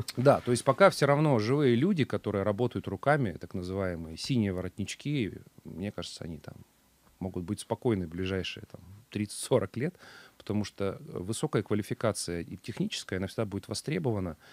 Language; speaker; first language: Russian; native; Russian